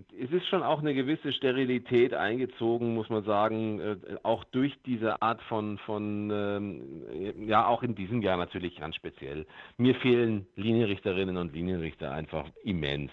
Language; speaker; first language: German; native; German